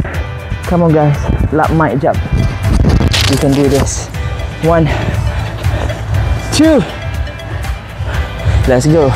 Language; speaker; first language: English; non-native, local second language; Malay